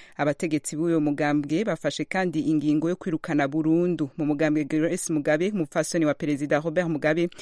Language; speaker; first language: Rundi; native; Rundi